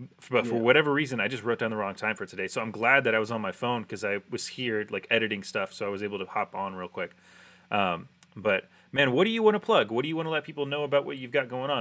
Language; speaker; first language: English; early bilingual, other home language; Japanese